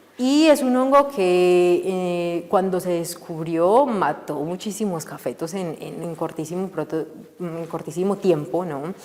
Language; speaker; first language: Spanish; native; Spanish